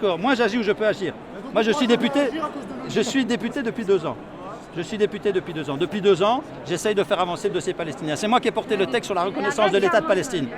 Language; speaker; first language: French; native; French